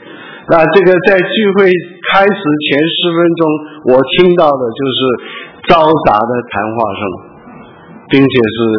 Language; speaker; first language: Chinese; early bilingual, heritage; Chinese